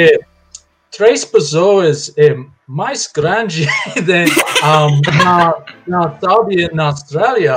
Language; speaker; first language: Portuguese; non-native, learner; English